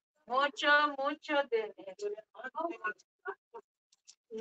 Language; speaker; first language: Spanish; non-native, learner; Filipino